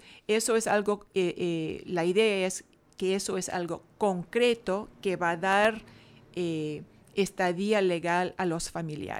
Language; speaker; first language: Spanish; non-native, fluent; English